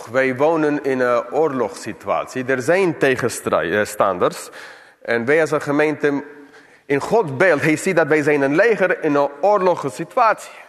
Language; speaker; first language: Dutch; non-native, fluent; English